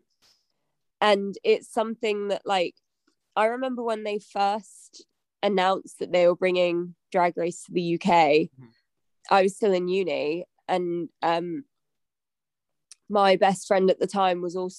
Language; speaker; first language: English; native; English